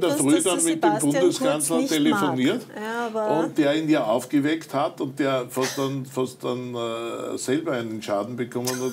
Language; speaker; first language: German; native; German